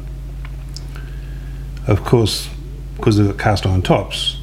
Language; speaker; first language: English; native; English